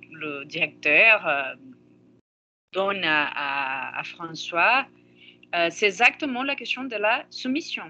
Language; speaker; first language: French; non-native, fluent; Portuguese